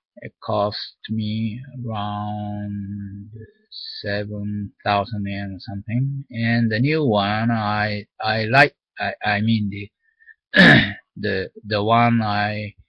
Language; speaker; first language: English; non-native, learner; Japanese